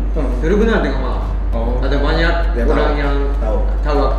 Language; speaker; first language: Indonesian; non-native, fluent; Japanese